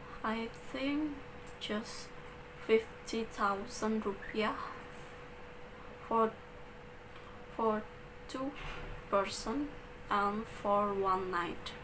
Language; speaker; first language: English; non-native, learner; Balinese